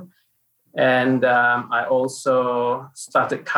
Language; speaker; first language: English; non-native, local second language; Min Nan Chinese